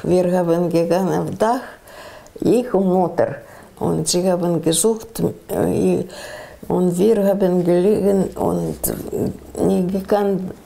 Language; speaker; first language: German; non-native, learner; Russian